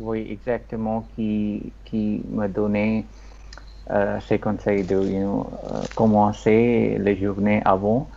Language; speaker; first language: French; non-native, learner; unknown